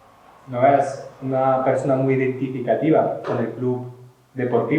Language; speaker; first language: Spanish; non-native, fluent; Ukrainian